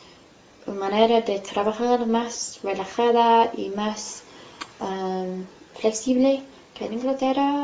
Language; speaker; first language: Spanish; non-native, fluent; English